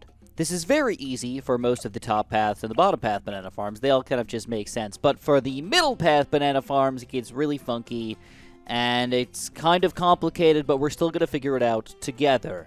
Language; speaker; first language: English; native; English